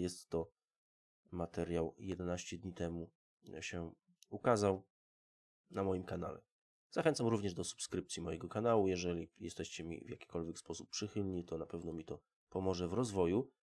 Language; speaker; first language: Polish; native; Polish